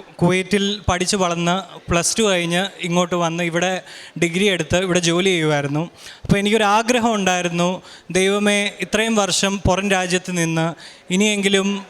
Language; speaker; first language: Malayalam; early bilingual, heritage; Malayalam